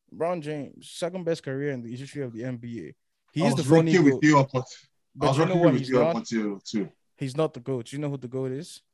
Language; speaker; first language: English; non-native, local second language; Yoruba